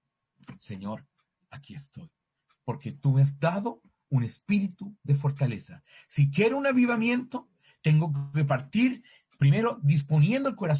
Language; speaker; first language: Spanish; native; Spanish